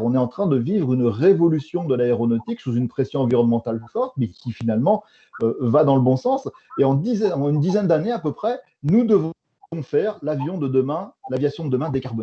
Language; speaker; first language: French; native; French